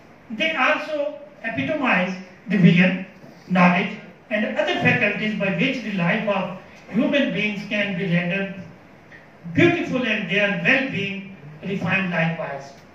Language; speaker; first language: English; non-native, local second language; Urdu